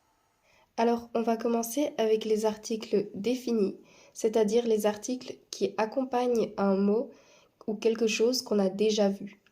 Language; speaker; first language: French; non-native, fluent; Spanish